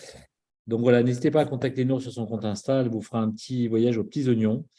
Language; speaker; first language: French; native; French